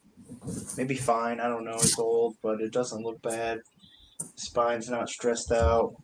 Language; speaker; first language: English; native; English